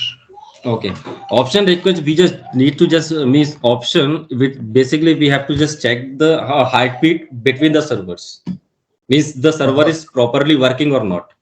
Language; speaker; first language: English; non-native, local second language; Hindi